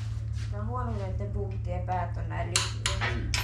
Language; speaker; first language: Finnish; native; Finnish